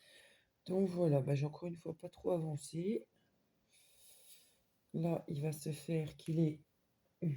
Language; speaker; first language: French; native; French